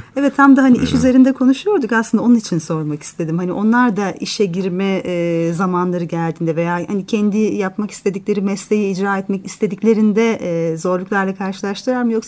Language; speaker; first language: Turkish; native; Turkish